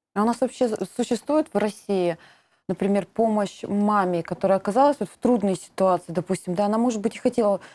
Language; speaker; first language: Russian; native; Russian